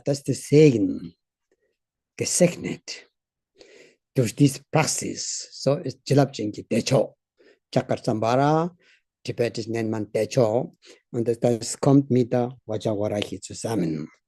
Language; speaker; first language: German; non-native, learner; Tibetan